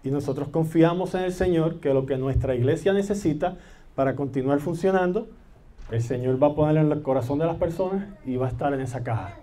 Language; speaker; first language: Spanish; native; Spanish